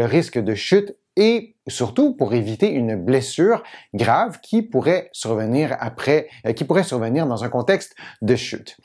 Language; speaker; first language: French; native; French